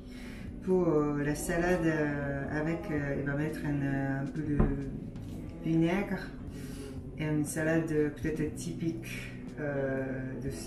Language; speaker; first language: French; non-native, fluent; Japanese